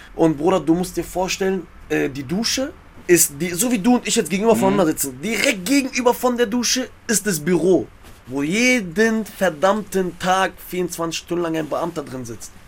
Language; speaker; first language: German; native; German